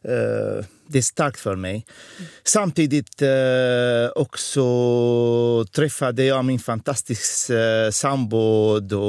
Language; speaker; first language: Swedish; non-native, fluent; Arabic